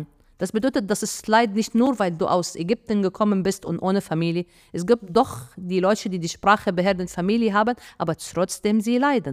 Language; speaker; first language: German; non-native, fluent; Arabic